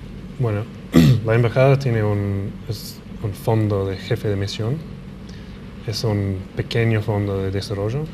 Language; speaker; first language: Spanish; non-native, fluent; English